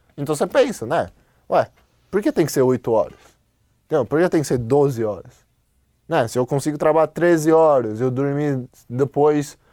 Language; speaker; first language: Portuguese; non-native, fluent; Chinese